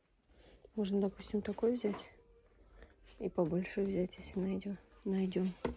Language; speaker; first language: Russian; native; Russian